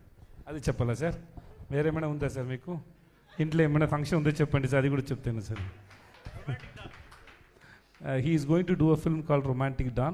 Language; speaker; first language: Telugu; non-native, learner; Tamil